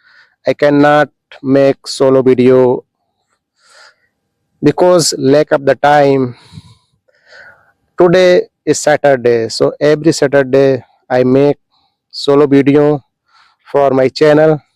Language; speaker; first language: English; non-native, local second language; Hindi